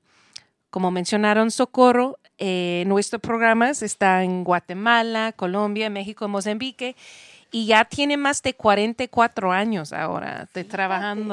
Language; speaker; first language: Spanish; non-native, learner; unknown